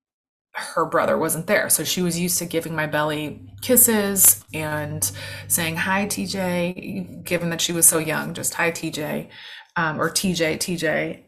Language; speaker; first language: English; native; English